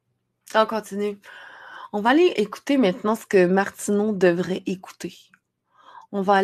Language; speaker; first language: French; native; French